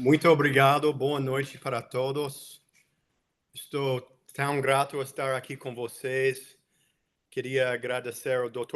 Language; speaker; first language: Portuguese; non-native, fluent; English